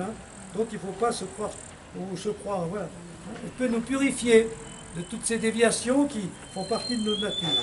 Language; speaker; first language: French; native; French